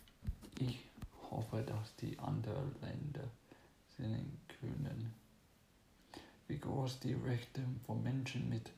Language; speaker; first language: German; non-native, fluent; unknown